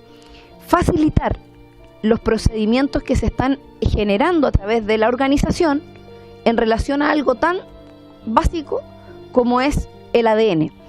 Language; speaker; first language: Spanish; native; Spanish